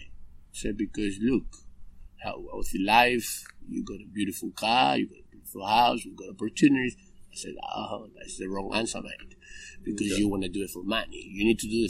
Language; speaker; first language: English; non-native, fluent; Spanish